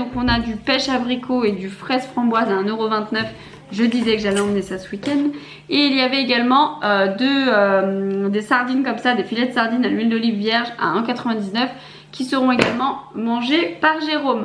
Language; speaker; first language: French; native; French